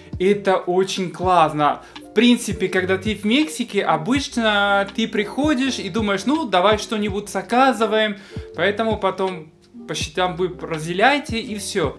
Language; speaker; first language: Russian; non-native, fluent; Spanish